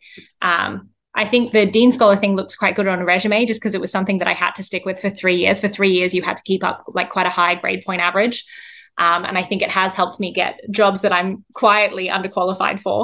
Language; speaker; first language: English; native; English